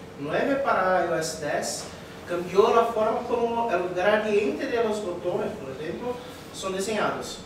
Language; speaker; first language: Spanish; non-native, learner; Portuguese